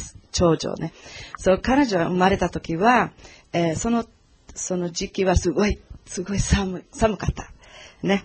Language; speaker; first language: Japanese; non-native, learner; Portuguese